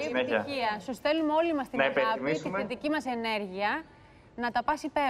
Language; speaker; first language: Greek; native; Greek